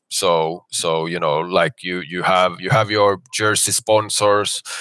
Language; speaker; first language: English; non-native, fluent; Finnish